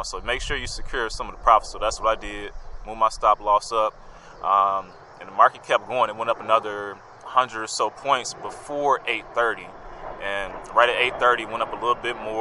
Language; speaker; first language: English; native; English